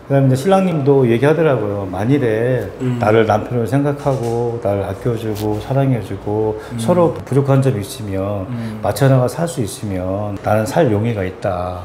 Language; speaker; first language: Korean; native; Korean